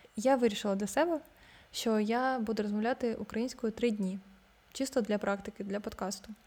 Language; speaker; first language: Ukrainian; non-native, local second language; Russian